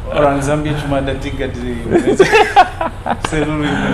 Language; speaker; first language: Indonesian; non-native, fluent; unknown